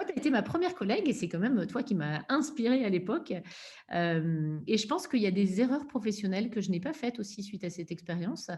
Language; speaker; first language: French; native; French